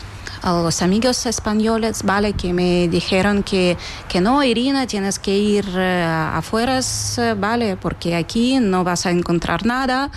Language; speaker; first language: Spanish; non-native, fluent; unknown